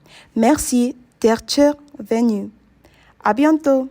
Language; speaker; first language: French; non-native, learner; English